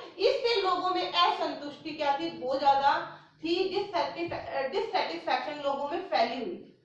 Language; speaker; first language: Hindi; native; Hindi